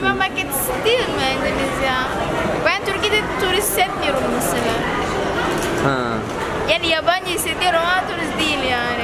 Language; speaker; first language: Turkish; non-native, learner; Indonesian